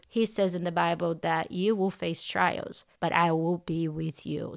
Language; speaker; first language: English; non-native, fluent; Portuguese